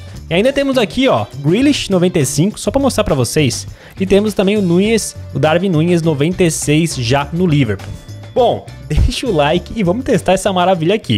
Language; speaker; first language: Portuguese; native; Portuguese